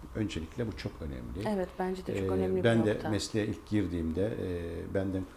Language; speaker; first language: Turkish; native; Turkish